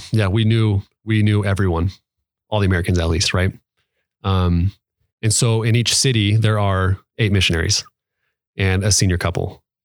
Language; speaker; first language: English; native; English